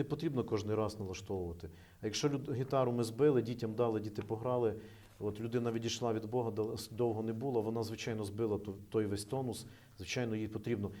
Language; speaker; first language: Ukrainian; native; Ukrainian